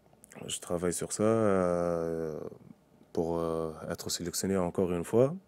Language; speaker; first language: French; non-native, local second language; Arabic